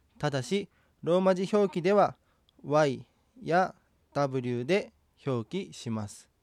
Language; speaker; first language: Japanese; native; Japanese